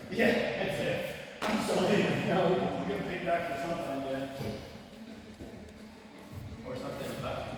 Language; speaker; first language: English; native; English